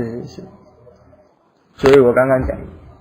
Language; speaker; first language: Chinese; non-native, fluent; Indonesian